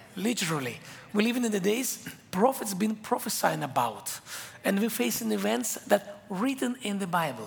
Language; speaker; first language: English; non-native, fluent; Hebrew